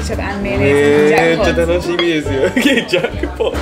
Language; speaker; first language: Japanese; native; Japanese